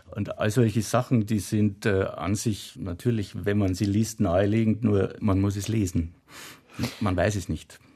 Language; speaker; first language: German; native; German